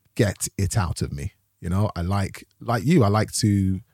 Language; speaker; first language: English; native; English